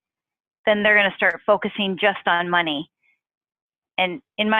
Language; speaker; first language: English; native; English